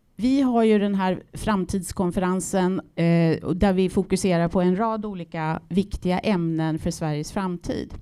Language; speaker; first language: Swedish; native; Swedish